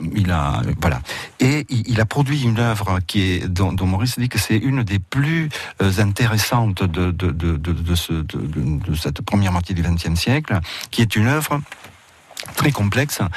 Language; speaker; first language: French; early bilingual, other home language; Catalan